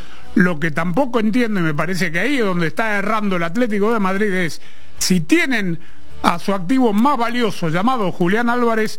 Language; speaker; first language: Spanish; native; Spanish